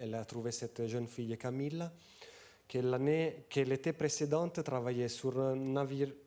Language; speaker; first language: French; non-native, fluent; Italian